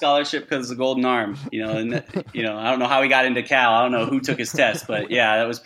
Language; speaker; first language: English; native; English